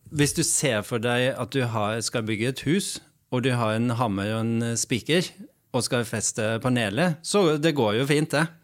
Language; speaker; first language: Norwegian; non-native, fluent; Dutch